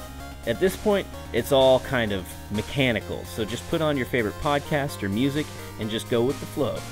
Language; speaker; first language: English; native; English